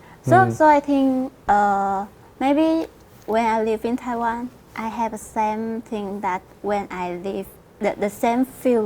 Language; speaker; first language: English; non-native, learner; Vietnamese